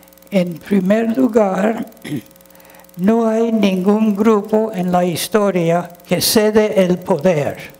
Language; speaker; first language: Spanish; non-native, fluent; English